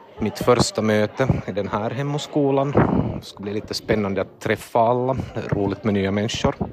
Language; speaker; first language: Swedish; native; Swedish